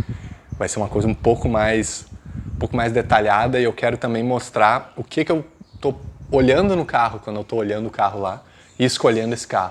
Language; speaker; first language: Portuguese; native; Portuguese